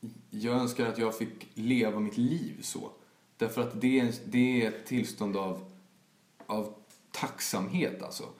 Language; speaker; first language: Swedish; native; Swedish